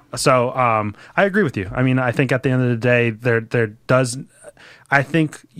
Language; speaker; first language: English; native; English